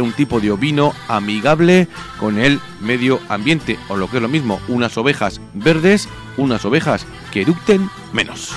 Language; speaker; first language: Spanish; native; Spanish